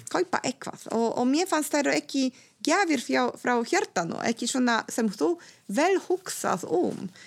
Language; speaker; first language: Icelandic; non-native, fluent; Polish